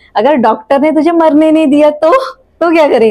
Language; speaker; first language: Hindi; non-native, local second language; Marathi